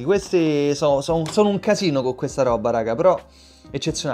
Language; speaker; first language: Italian; native; Italian